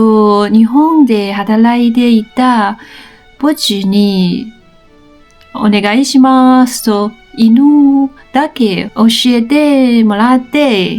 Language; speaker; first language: Japanese; non-native, learner; Chinese